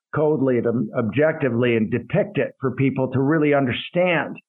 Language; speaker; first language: English; native; English